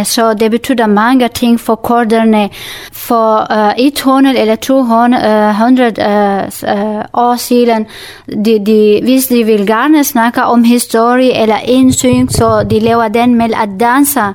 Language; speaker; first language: Danish; non-native, learner; Kurdish